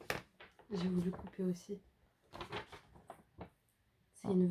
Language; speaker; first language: French; native; French